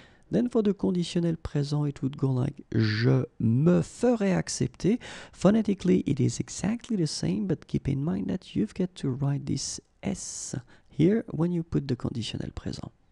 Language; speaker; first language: English; non-native, fluent; French